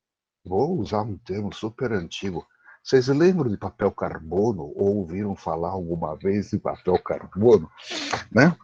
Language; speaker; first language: Portuguese; native; Portuguese